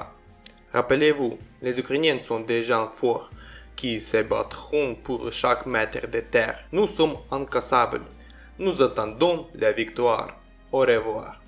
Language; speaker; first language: French; non-native, learner; Ukrainian